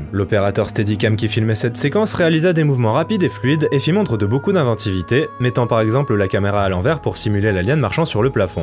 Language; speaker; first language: French; native; French